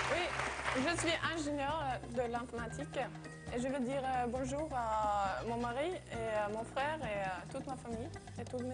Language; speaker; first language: French; non-native, fluent; Norwegian